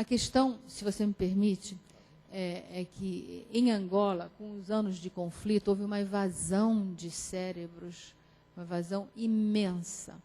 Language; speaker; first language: Portuguese; native; Portuguese